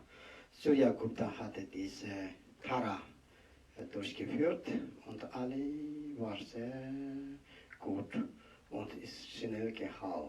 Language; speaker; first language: German; non-native, learner; Tibetan